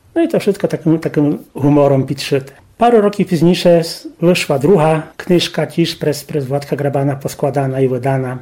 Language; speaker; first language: Polish; non-native, local second language; Rusyn